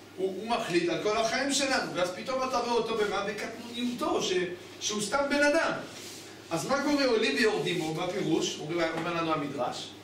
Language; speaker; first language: Hebrew; native; Hebrew